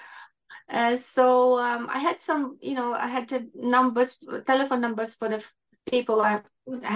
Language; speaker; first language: English; non-native, fluent; Ukrainian